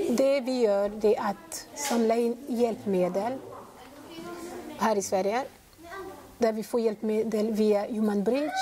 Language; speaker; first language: Swedish; non-native, fluent; Lingala